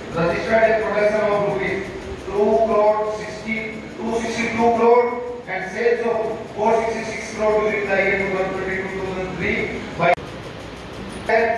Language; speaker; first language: Hindi; native; Hindi